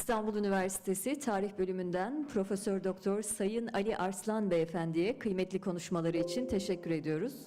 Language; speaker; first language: Turkish; native; Turkish